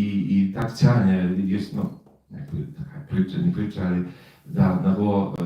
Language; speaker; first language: Polish; non-native, learner; Russian